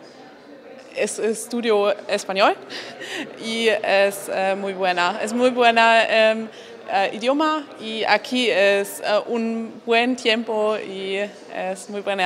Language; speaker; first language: Spanish; non-native, learner; German